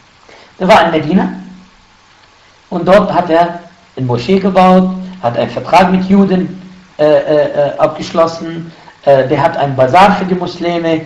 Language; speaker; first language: German; non-native, fluent; Arabic